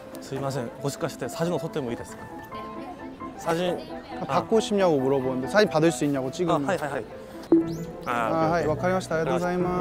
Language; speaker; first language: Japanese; non-native, learner; Korean